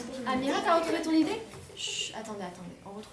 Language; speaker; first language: French; native; French